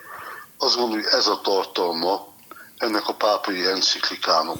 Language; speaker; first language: Hungarian; native; Hungarian